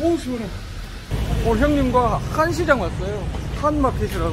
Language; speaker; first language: Korean; native; Korean